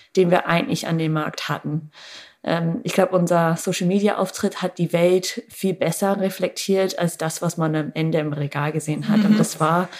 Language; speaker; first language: German; non-native, fluent; English